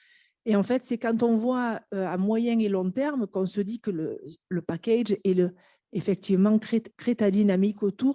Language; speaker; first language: French; native; French